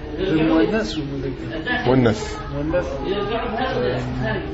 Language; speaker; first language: Arabic; non-native, learner; French